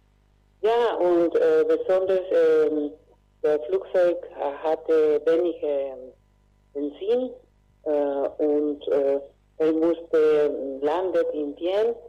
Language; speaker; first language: German; non-native, fluent; Spanish